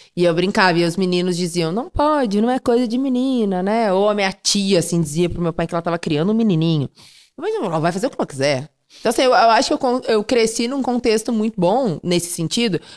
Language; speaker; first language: Portuguese; native; Portuguese